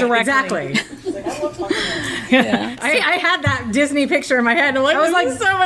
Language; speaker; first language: English; native; English